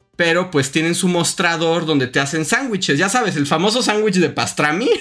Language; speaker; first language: Spanish; native; Spanish